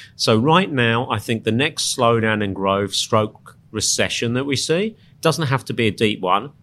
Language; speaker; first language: English; native; English